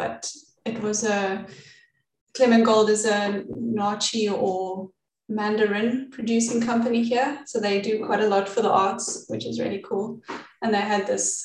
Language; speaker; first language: English; native; English